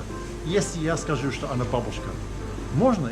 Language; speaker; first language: Russian; non-native, learner; English